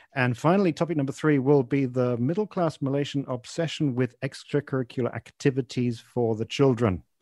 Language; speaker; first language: English; native; English